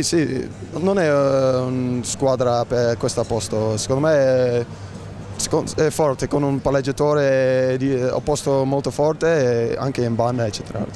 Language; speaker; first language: Italian; non-native, fluent; Dutch